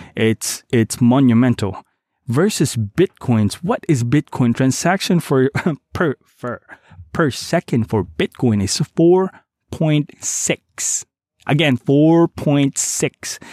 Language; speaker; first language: English; non-native, local second language; Cebuano